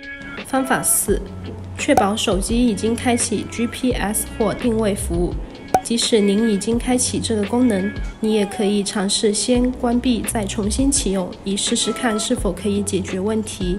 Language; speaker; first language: Chinese; native; Chinese